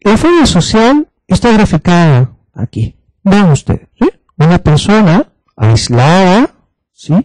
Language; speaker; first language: Spanish; native; Spanish